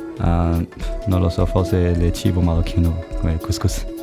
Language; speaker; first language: Italian; non-native, learner; Arabic